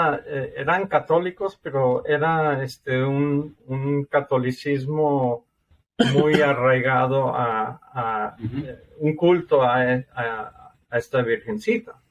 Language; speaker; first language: Spanish; non-native, fluent; English